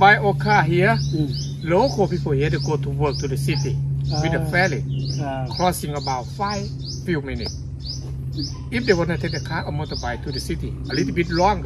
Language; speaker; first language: English; non-native, learner; Thai